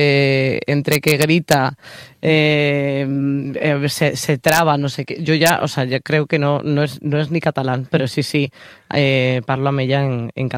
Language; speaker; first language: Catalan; non-native, learner; Spanish